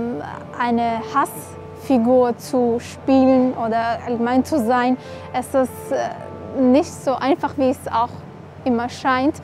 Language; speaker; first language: German; non-native, fluent; Kurdish